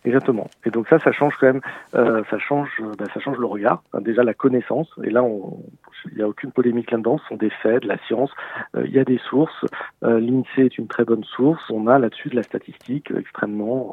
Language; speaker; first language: French; native; French